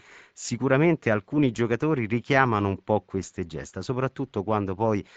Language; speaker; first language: Italian; native; Italian